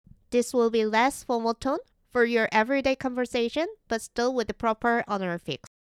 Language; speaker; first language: English; non-native, fluent; Korean